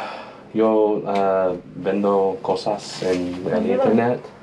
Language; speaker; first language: Spanish; non-native, learner; English